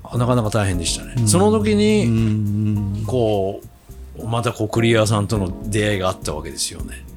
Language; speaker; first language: Japanese; native; Japanese